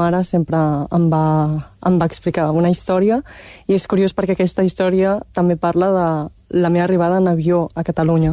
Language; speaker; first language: Catalan; early bilingual, other home language; Chinese